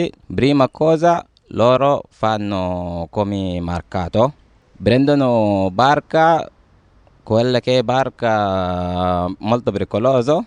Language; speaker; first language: Italian; non-native, learner; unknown